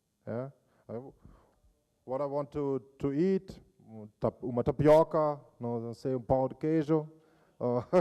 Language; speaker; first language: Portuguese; non-native, learner; German